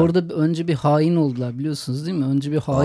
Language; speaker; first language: Turkish; native; Turkish